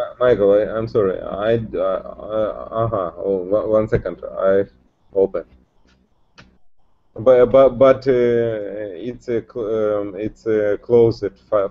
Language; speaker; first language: English; non-native, learner; Russian